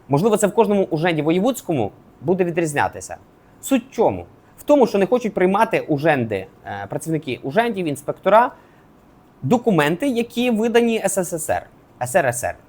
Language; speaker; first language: Ukrainian; native; Ukrainian